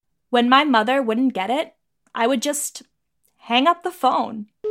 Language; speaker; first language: English; early bilingual, other home language; Greek